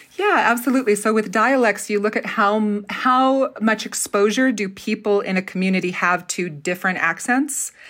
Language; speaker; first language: English; native; English